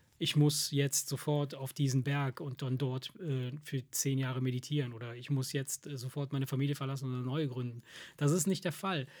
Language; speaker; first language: German; early bilingual, other home language; Italian